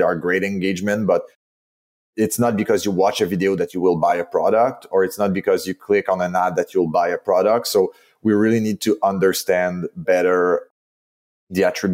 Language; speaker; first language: English; non-native, fluent; French